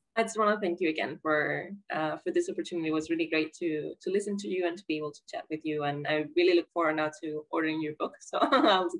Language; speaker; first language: English; non-native, fluent; Spanish